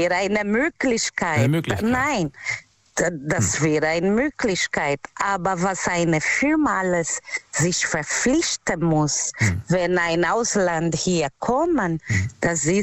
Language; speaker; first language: German; non-native, learner; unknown